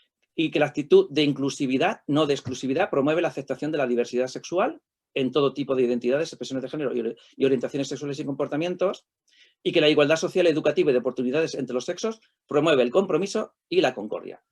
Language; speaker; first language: Spanish; native; Spanish